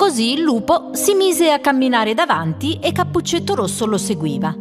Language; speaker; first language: Italian; native; Italian